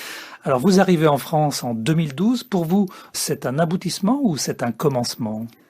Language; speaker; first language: French; native; French